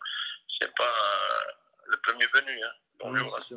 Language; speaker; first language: French; non-native, local second language; Dutch